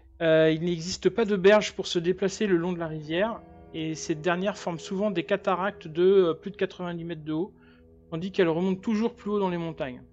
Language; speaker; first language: French; native; French